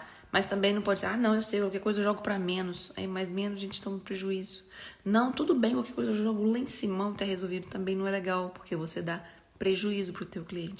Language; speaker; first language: Portuguese; native; Portuguese